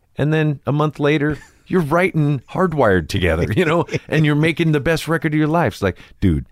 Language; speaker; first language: English; native; English